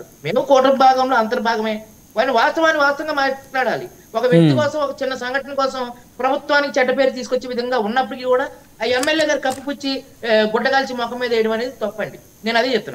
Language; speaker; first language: Telugu; native; Telugu